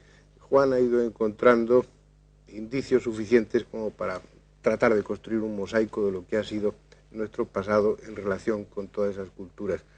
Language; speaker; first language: Spanish; native; Spanish